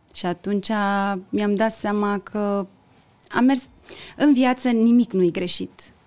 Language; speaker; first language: Romanian; early bilingual, heritage; Romanian